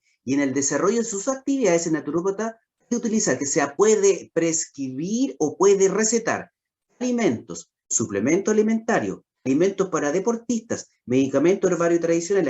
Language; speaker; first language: Spanish; native; Spanish